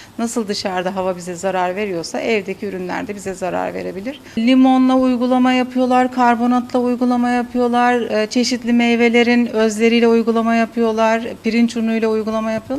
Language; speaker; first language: Turkish; native; Turkish